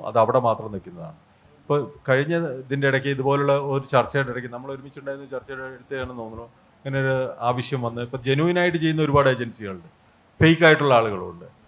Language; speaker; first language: Malayalam; native; Malayalam